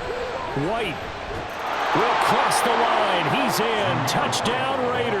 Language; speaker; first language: English; native; English